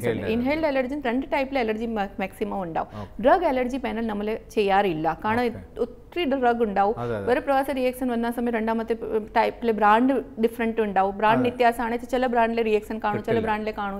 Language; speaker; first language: Malayalam; non-native, fluent; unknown